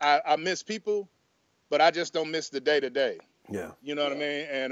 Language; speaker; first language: English; native; English